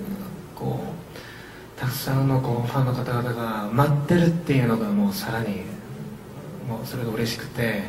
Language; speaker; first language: Japanese; non-native, fluent; Korean